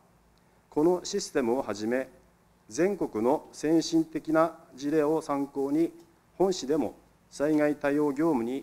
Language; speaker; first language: Japanese; native; Japanese